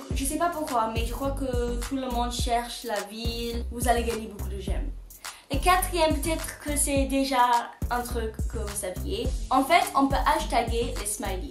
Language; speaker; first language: French; non-native, fluent; English